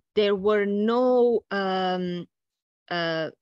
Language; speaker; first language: English; non-native, fluent; Bosnian